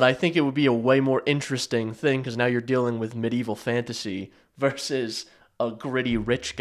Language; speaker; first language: English; native; English